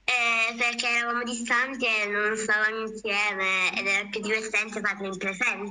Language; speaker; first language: Italian; native; Italian